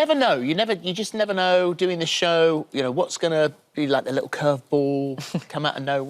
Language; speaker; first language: English; native; English